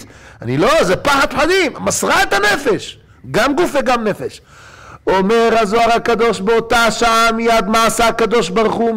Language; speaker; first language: Hebrew; native; Hebrew